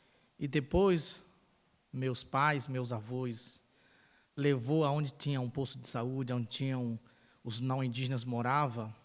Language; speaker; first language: Portuguese; non-native, local second language; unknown